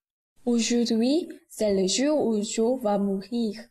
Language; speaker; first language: French; non-native, learner; Korean